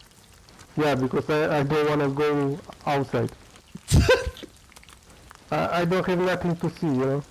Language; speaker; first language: English; non-native, learner; Romanian